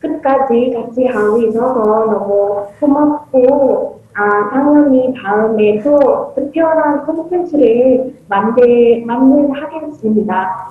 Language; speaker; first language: Korean; non-native, fluent; Malay